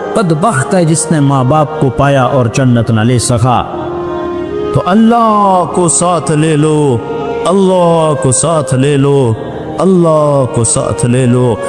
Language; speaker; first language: Urdu; non-native, local second language; Punjabi